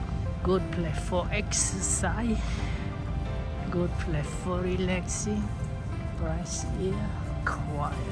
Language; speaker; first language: English; non-native, learner; Khmer